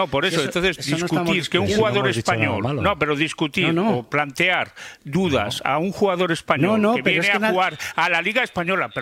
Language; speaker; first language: Spanish; native; Spanish